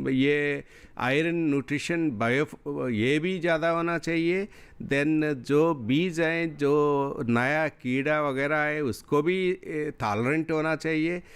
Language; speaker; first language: Hindi; non-native, local second language; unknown